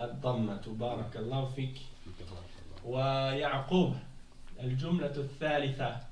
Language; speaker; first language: Arabic; non-native, fluent; French